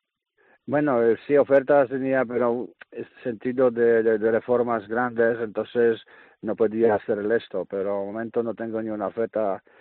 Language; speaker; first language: Spanish; non-native, learner; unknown